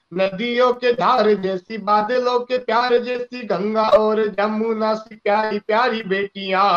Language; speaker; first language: Hindi; native; Hindi